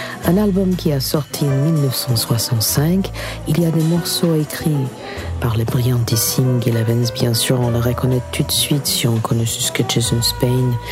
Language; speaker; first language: French; non-native, fluent; English